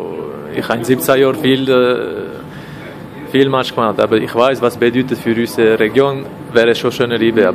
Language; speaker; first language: German; non-native, local second language; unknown